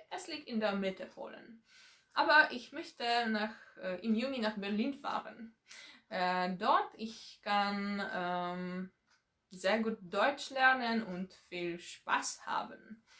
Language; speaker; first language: German; non-native, learner; Polish